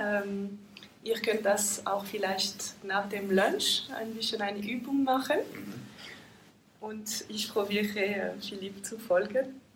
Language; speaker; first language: German; non-native, fluent; French